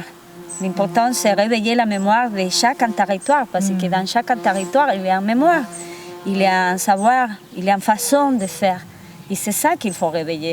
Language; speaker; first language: French; non-native, fluent; Spanish